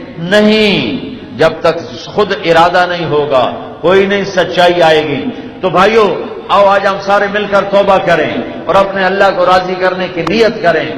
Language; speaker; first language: Urdu; non-native, local second language; Punjabi